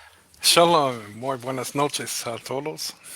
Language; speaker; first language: Spanish; non-native, fluent; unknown